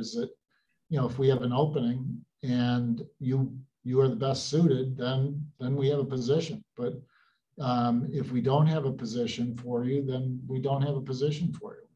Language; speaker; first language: English; native; English